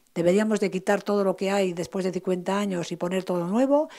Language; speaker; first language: Spanish; native; Spanish